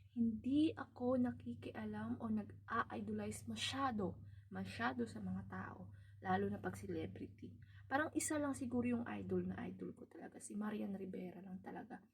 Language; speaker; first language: Filipino; non-native, local second language; Cebuano